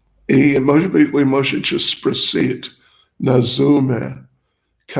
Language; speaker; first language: Russian; non-native, learner; English